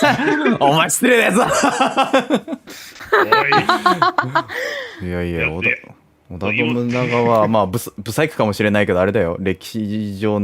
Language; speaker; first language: Japanese; native; Japanese